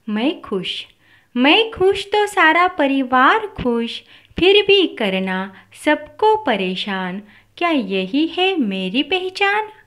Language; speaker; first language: Hindi; non-native, local second language; Marathi